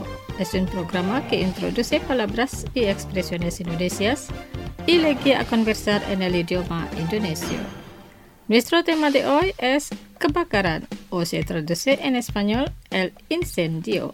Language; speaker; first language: Spanish; non-native, fluent; Indonesian